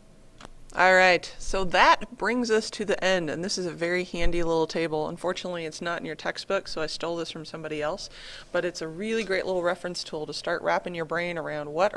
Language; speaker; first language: English; native; English